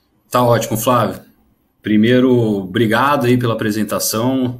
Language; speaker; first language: Portuguese; native; Portuguese